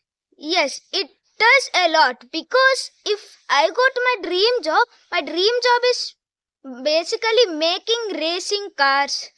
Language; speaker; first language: English; non-native, local second language; Hindi